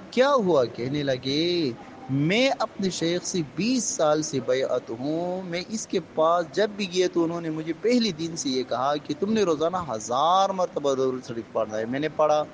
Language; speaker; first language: Urdu; native; Urdu